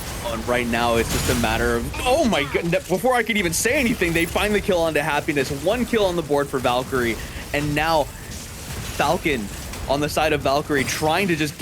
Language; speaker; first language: English; native; English